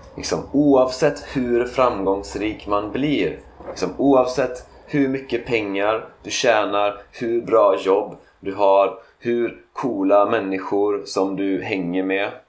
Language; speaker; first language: Swedish; native; Swedish